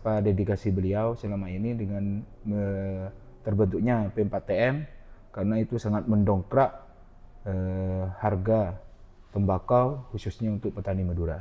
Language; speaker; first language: Indonesian; non-native, local second language; Madurese